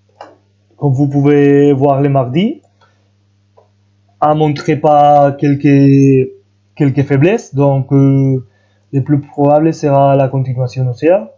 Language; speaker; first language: French; non-native, fluent; Spanish